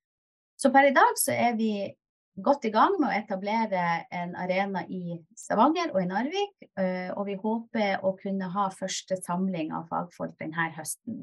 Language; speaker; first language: Norwegian; native; Norwegian